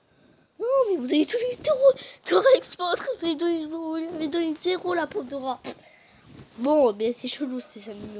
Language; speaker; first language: French; native; French